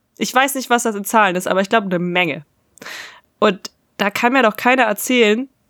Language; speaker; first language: German; native; German